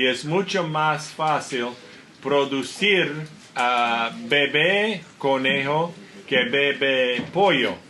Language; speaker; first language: Spanish; non-native, learner; English